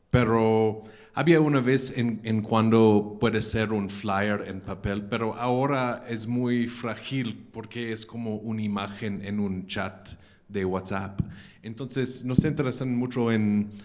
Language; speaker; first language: Spanish; non-native, fluent; English